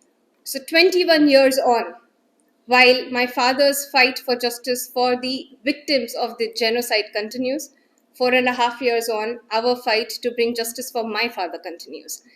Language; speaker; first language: English; non-native, local second language; Gujarati